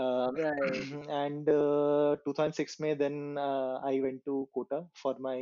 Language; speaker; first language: English; non-native, local second language; Hindi